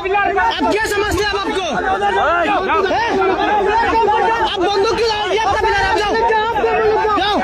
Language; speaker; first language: Hindi; non-native, learner; Bangla